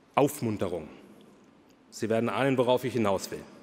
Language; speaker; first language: German; native; German